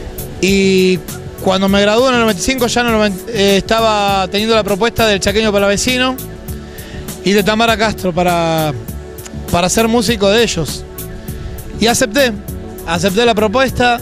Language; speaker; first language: Spanish; native; Spanish